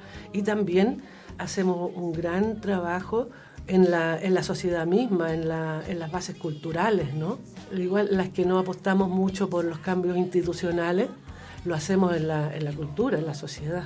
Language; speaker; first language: Spanish; native; Spanish